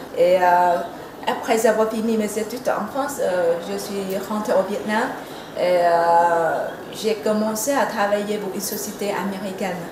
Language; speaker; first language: French; non-native, fluent; Vietnamese